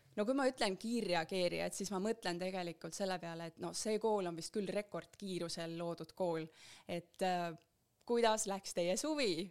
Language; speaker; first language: Estonian; native; Estonian